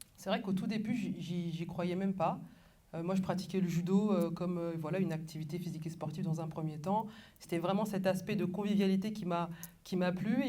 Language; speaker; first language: French; early bilingual, other home language; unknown